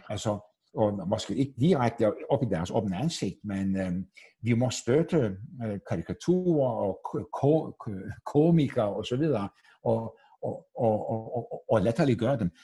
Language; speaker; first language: Danish; non-native, fluent; Turkish